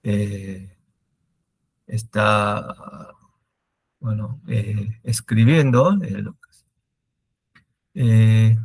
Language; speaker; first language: Spanish; non-native, learner; Korean